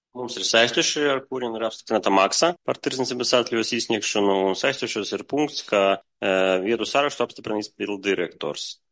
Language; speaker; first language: Latvian; non-native, local second language; Russian